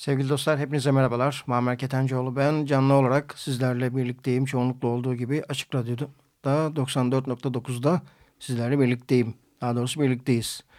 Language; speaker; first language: Turkish; native; Turkish